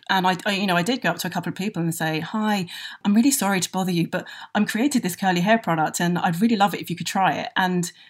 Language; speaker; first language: English; native; English